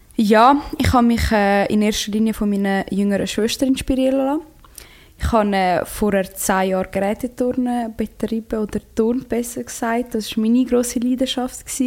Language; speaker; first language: German; early bilingual, other home language; Croatian